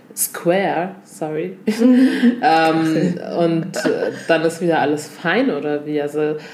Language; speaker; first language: German; native; German